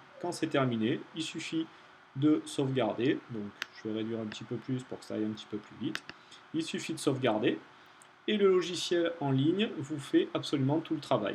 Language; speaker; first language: French; native; French